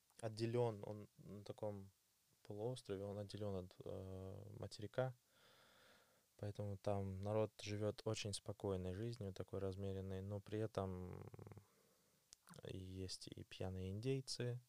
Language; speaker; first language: Russian; native; Russian